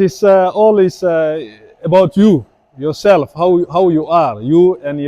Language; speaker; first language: English; non-native, learner; French